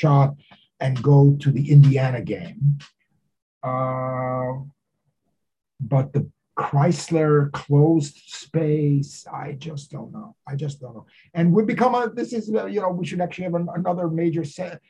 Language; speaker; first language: English; native; English